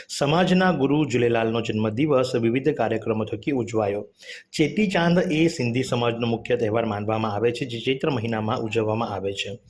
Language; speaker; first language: Gujarati; native; Gujarati